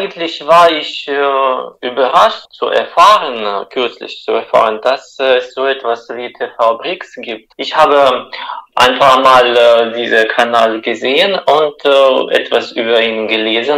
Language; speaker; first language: German; non-native, fluent; Russian